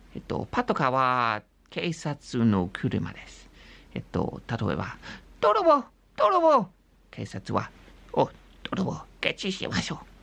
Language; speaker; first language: Japanese; non-native, learner; English